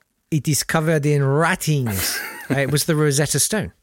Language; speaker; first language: English; native; English